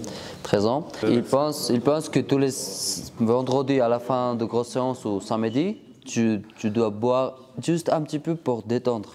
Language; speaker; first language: French; non-native, learner; Georgian